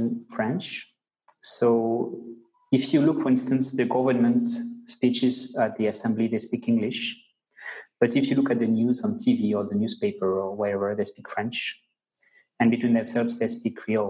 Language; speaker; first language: English; non-native, fluent; French